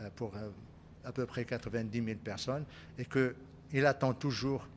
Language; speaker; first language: French; non-native, local second language; Arabic